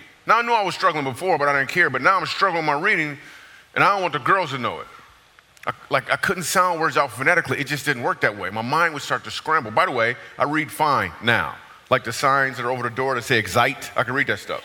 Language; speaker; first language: English; native; English